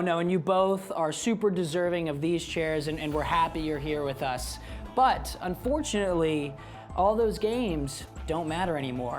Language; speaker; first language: English; native; English